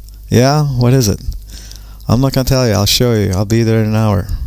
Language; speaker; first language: English; non-native, fluent; Swedish